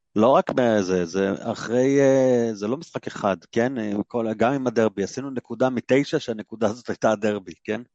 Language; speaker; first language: Hebrew; native; Hebrew